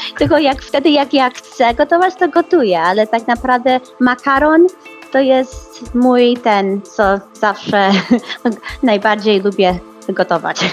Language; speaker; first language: Polish; early bilingual, heritage; Polish